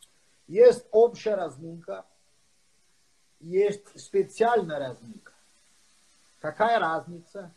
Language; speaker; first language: Russian; non-native, fluent; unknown